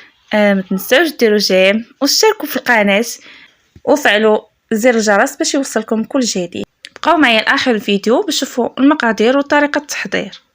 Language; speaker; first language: Arabic; native; Arabic